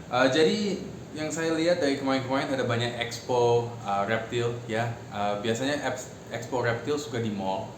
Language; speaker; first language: Indonesian; non-native, fluent; English